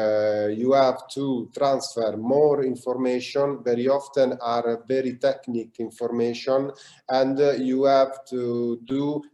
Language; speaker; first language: English; non-native, learner; Italian